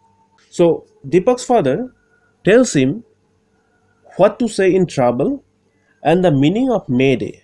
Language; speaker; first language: English; non-native, local second language; Bangla